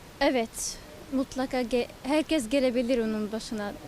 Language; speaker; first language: Turkish; non-native, learner; Arabic